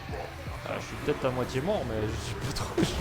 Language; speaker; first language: French; native; French